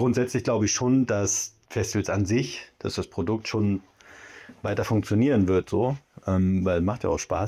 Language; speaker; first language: German; native; German